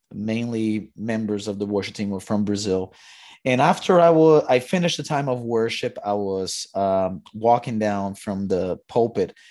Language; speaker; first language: English; non-native, fluent; Portuguese